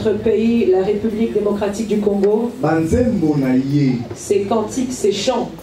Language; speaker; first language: French; non-native, local second language; Lingala